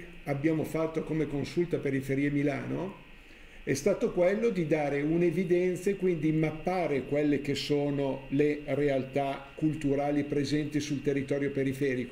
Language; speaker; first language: Italian; native; Italian